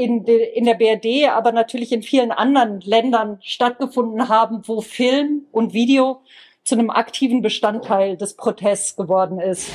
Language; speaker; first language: German; native; German